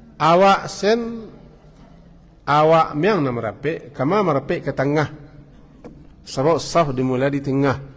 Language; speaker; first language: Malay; non-native, local second language; Minangkabau